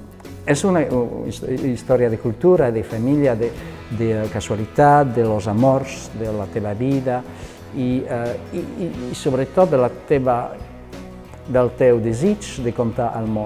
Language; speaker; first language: Catalan; non-native, fluent; French